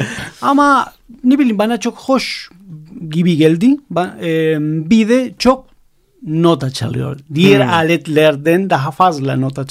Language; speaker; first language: Turkish; non-native, fluent; Spanish